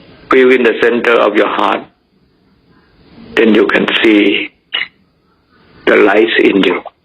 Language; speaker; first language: English; non-native, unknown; Thai